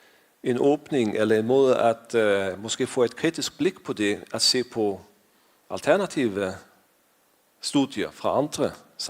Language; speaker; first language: Danish; non-native, fluent; Faroese